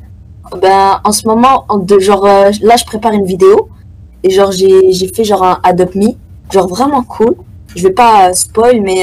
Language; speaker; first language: French; native; French